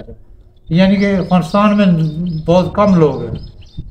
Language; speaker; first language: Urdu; non-native, local second language; Punjabi